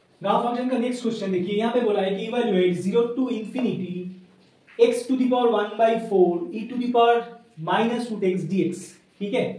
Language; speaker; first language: Hindi; non-native, local second language; Bangla